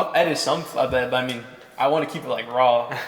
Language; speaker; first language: English; native; English